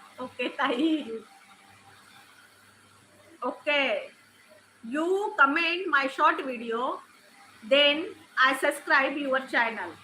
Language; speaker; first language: English; non-native, learner; Marathi